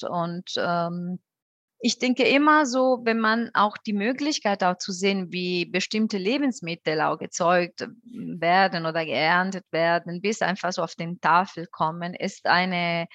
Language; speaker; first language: German; non-native, fluent; Italian